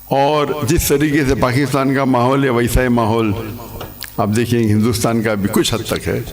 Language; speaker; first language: Urdu; non-native, local second language; English